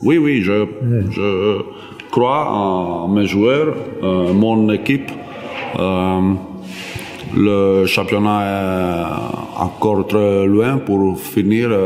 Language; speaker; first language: French; non-native, learner; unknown